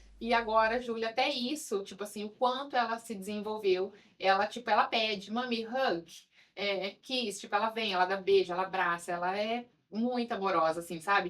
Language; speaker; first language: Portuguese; native; Portuguese